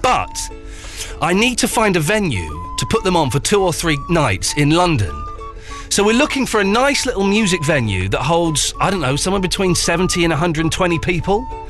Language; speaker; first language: English; native; English